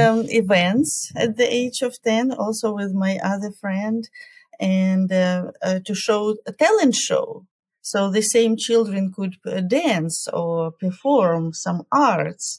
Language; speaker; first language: English; non-native, fluent; Ukrainian